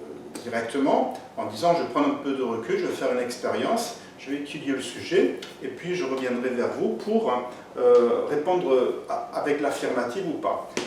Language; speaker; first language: French; native; French